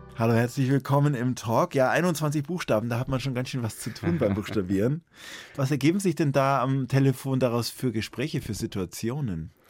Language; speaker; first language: German; native; German